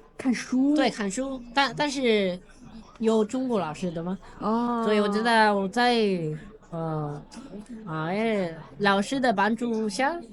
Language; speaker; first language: Chinese; non-native, learner; Spanish